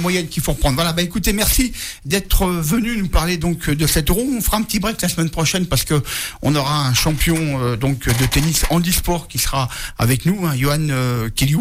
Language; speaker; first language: French; native; French